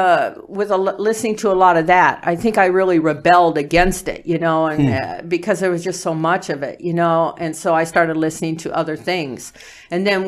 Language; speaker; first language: English; native; English